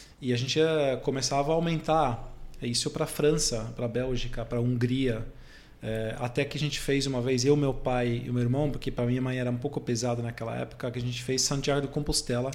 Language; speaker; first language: Portuguese; non-native, fluent; Dutch